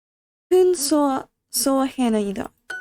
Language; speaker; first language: Norwegian; non-native, learner; English